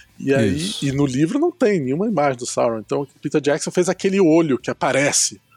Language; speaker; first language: Portuguese; native; Portuguese